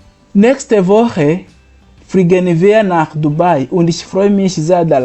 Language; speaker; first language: German; non-native, fluent; Kinyarwanda